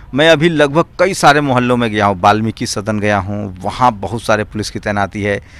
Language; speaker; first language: Hindi; native; Hindi